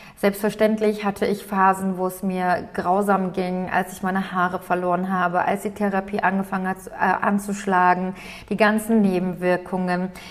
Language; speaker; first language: German; early bilingual, other home language; Turkish